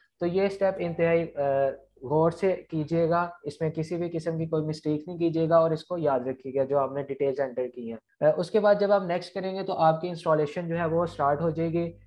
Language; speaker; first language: Urdu; non-native, local second language; Punjabi